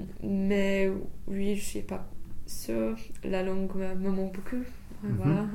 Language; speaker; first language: French; non-native, fluent; English